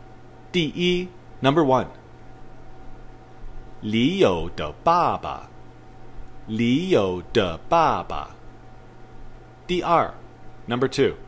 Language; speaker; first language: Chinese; non-native, fluent; English